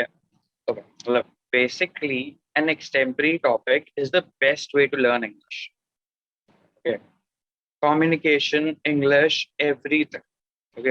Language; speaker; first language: English; non-native, local second language; Hindi